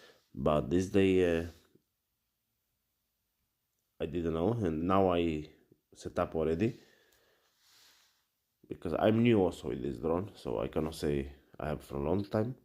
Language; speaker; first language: English; non-native, learner; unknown